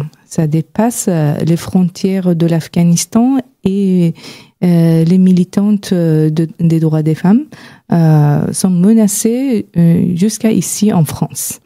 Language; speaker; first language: French; non-native, fluent; Persian